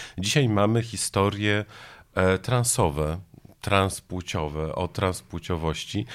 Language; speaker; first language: Polish; native; Polish